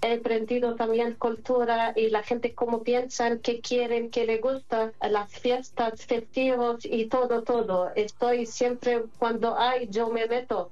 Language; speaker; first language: Spanish; non-native, fluent; Arabic